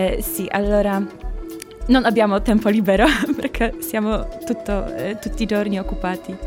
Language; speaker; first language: Italian; non-native, learner; Polish